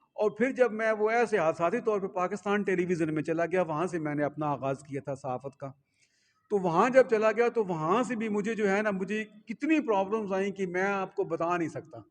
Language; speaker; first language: Urdu; non-native, local second language; Punjabi